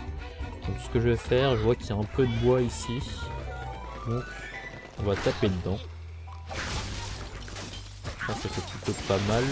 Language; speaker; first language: French; native; French